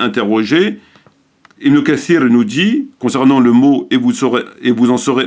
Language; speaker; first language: French; native; French